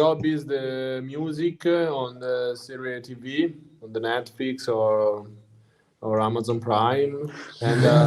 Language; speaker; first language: English; non-native, learner; Italian